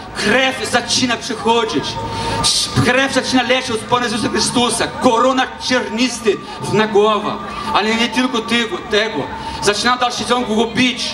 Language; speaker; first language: Polish; non-native, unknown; Portuguese